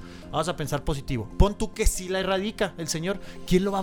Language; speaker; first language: Spanish; native; Spanish